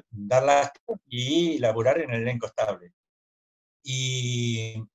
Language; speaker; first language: Spanish; native; Spanish